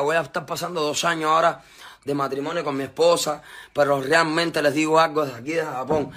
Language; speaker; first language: Spanish; native; Spanish